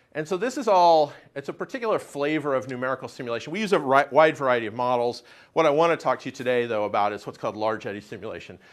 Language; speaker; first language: English; native; English